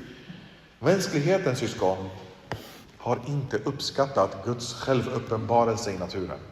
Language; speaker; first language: Swedish; early bilingual, other home language; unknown